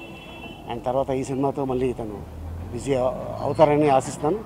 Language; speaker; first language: Telugu; native; Telugu